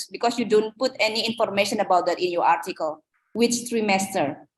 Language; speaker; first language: English; non-native, fluent; Indonesian